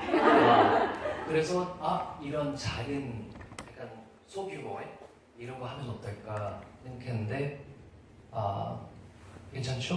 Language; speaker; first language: Korean; non-native, fluent; English